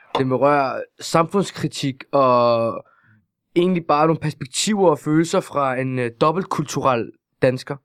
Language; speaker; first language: Danish; early bilingual, other home language; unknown